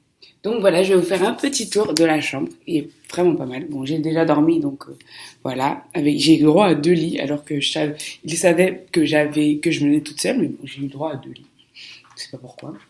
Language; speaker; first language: French; native; French